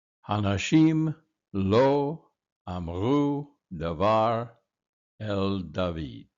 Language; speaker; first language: Hebrew; non-native, fluent; English